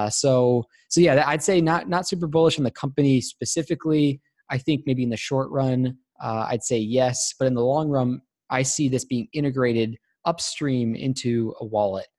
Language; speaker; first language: English; native; English